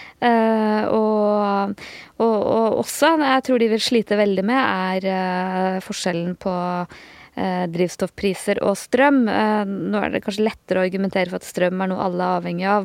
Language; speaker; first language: Norwegian; native; Norwegian